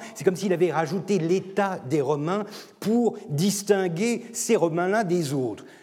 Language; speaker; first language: French; non-native, fluent; Turkish